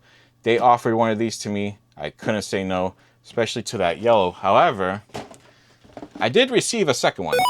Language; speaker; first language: English; native; English